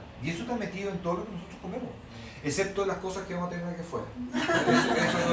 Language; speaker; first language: Spanish; native; Spanish